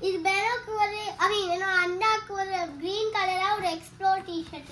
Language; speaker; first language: Tamil; early bilingual, heritage; Tamil